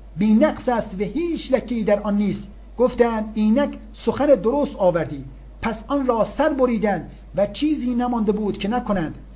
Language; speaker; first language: Persian; native; Persian